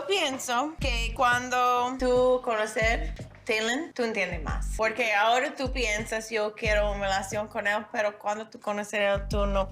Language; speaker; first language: Spanish; non-native, learner; English